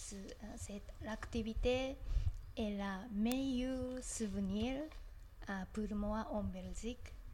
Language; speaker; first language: French; non-native, learner; Japanese